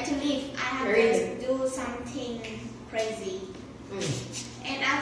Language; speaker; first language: English; non-native, learner; Vietnamese